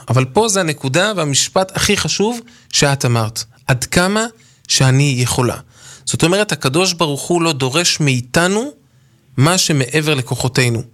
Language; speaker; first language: Hebrew; native; Hebrew